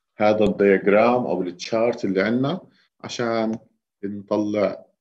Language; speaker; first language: Arabic; native; Arabic